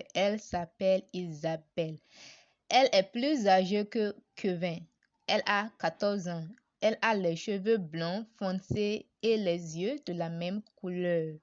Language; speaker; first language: French; non-native, learner; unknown